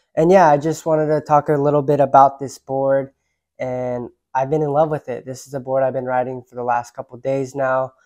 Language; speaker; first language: English; early bilingual, other home language; Japanese